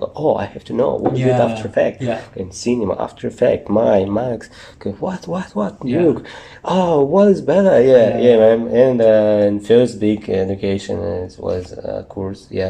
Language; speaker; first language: English; non-native, learner; Russian